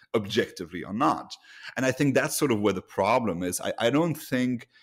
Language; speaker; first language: English; non-native, fluent; Luxembourgish